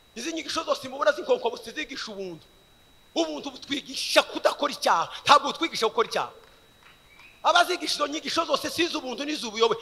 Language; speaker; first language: Kinyarwanda; early bilingual, heritage; Kinyarwanda